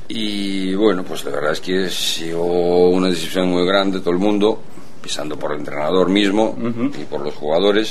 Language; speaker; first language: Spanish; non-native, fluent; Russian